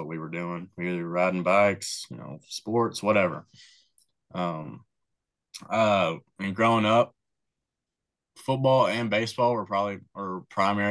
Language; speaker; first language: English; native; English